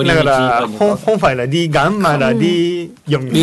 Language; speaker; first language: Vietnamese; non-native, fluent; Japanese